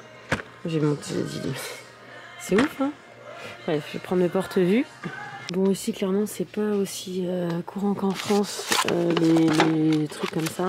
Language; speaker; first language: French; native; French